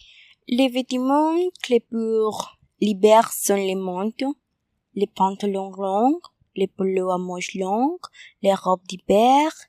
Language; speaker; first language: French; non-native, learner; Spanish